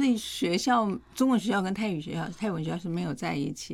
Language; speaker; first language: Chinese; native; Chinese